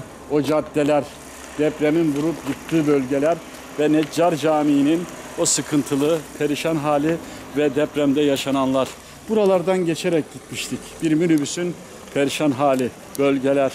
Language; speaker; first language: Turkish; native; Turkish